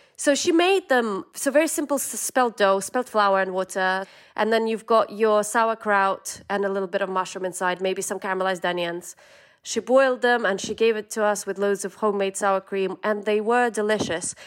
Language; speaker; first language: English; non-native, fluent; Russian